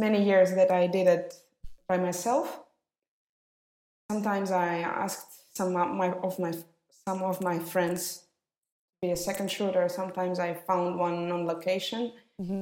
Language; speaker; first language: English; non-native, fluent; Russian